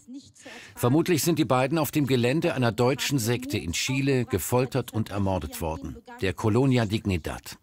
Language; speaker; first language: German; native; German